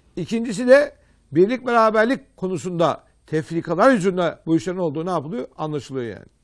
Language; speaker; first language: Turkish; native; Turkish